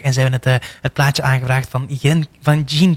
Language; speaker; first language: Dutch; native; Dutch